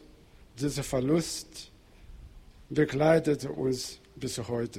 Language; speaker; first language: German; non-native, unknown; Portuguese